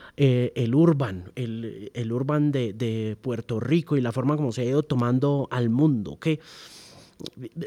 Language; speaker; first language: Spanish; native; Spanish